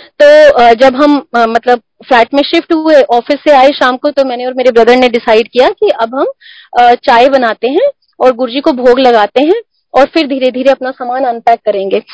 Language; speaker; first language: Hindi; non-native, local second language; Punjabi